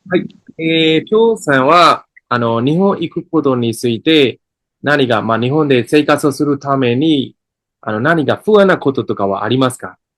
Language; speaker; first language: Japanese; non-native, fluent; Burmese